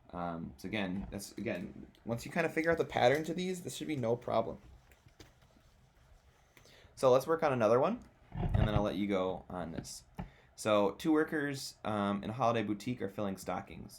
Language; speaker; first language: English; native; English